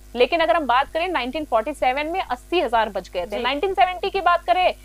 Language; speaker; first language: Hindi; native; Hindi